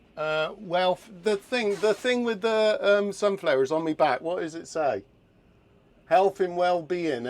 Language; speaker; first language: English; native; English